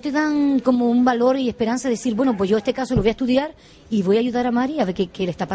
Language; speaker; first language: Spanish; native; Spanish